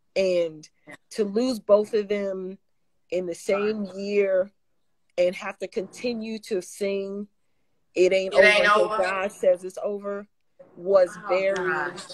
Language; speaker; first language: English; native; English